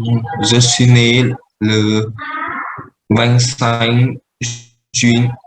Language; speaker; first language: French; non-native, learner; Vietnamese